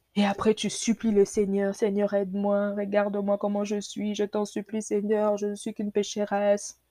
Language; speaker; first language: French; non-native, local second language; Lingala